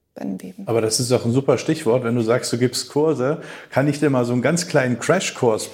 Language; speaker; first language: German; native; German